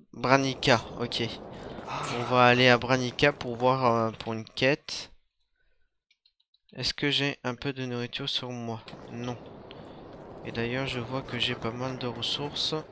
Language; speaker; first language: French; native; French